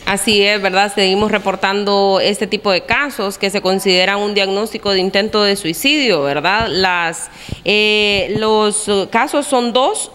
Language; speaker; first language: Spanish; native; Spanish